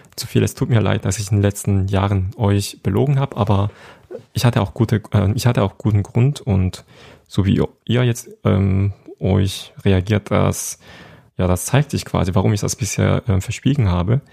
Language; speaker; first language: German; non-native, fluent; Korean